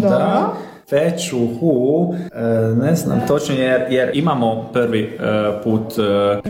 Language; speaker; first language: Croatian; non-native, local second language; Hungarian